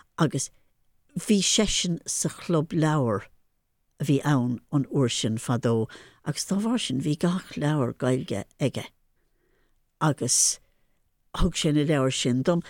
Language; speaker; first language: Irish; non-native, local second language; English